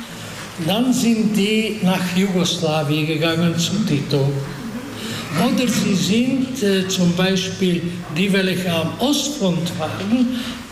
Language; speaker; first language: German; non-native, fluent; Hungarian